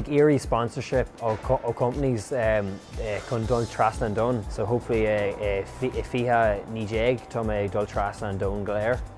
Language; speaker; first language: Irish; non-native, local second language; English